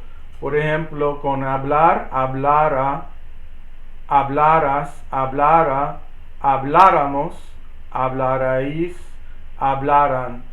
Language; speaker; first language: Spanish; non-native, learner; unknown